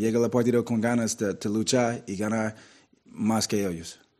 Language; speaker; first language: Spanish; non-native, learner; English